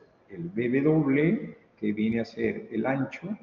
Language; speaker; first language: Spanish; native; Spanish